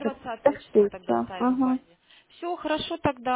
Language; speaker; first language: Russian; native; Russian